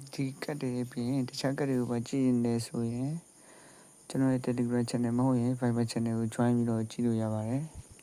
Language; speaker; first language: Burmese; native; Burmese